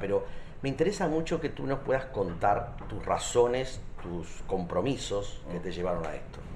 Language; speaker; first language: Spanish; native; Spanish